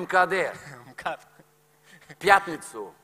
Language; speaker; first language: Russian; non-native, fluent; Norwegian